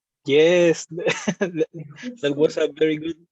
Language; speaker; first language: English; non-native, learner; Spanish